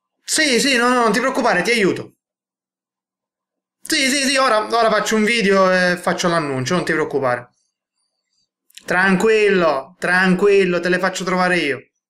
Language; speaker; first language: Italian; native; Italian